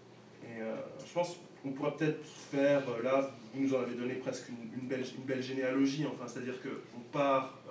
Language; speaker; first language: French; native; French